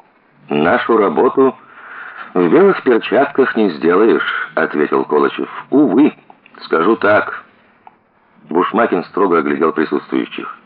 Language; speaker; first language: Russian; native; Russian